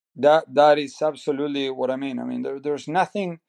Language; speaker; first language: English; non-native, fluent; Spanish